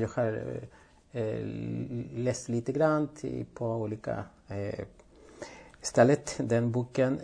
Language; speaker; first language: Swedish; non-native, fluent; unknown